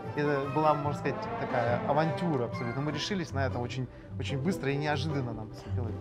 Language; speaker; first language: Russian; native; Russian